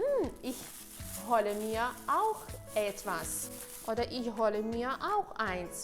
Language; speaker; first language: German; non-native, fluent; Ukrainian